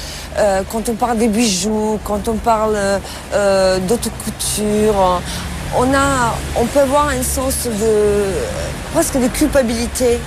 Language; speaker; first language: French; non-native, fluent; Italian